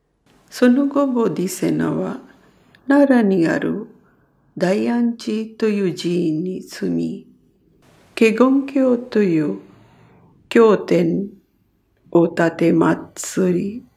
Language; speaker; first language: Japanese; non-native, fluent; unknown